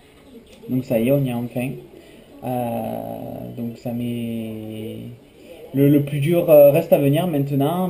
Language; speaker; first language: French; native; French